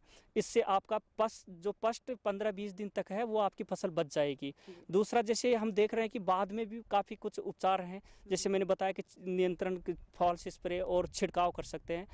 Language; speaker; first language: Hindi; native; Hindi